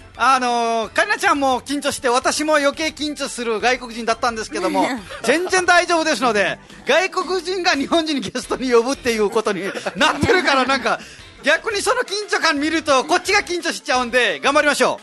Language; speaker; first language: Japanese; non-native, fluent; Nepali